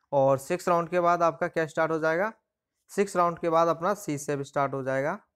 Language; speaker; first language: Hindi; native; Hindi